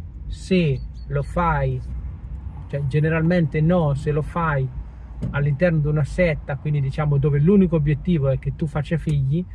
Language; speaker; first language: Italian; native; Italian